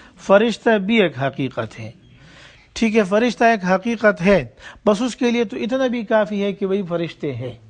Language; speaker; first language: Urdu; non-native, local second language; Pashto